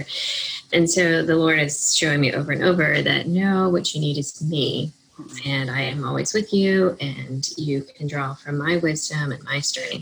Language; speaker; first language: English; native; English